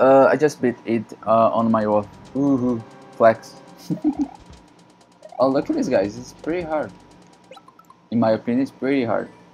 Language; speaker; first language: English; non-native, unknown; Portuguese